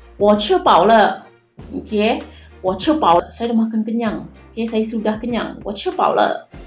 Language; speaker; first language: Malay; native; Malay